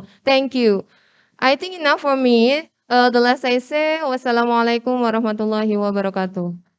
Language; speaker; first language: English; non-native, learner; Indonesian